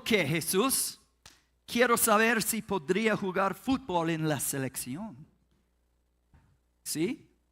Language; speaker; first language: Spanish; non-native, learner; English